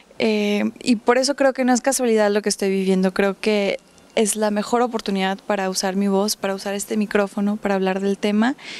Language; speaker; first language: Spanish; early bilingual, heritage; Spanish